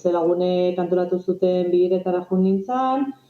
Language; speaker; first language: Basque; non-native, local second language; Spanish